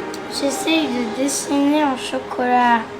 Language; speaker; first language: French; native; French